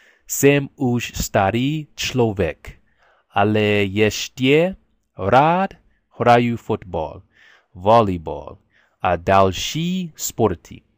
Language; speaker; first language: Czech; non-native, learner; English